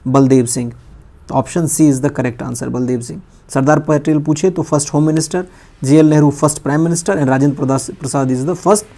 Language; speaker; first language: Hindi; native; Hindi